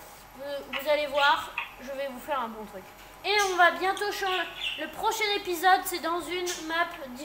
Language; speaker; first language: French; native; French